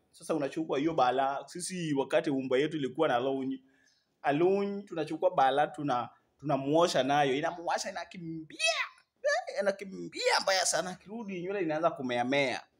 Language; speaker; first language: Swahili; non-native, local second language; Luo (Kenya and Tanzania)